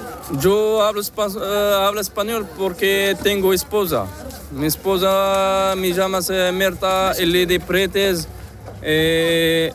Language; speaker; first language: Spanish; non-native, learner; Arabic